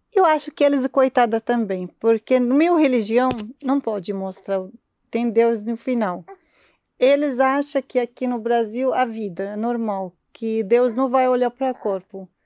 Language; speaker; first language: Portuguese; non-native, learner; Arabic